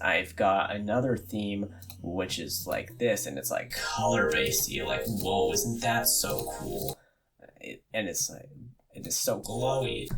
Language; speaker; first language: English; native; English